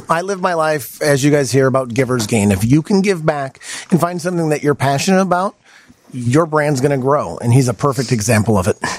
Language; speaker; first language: English; native; English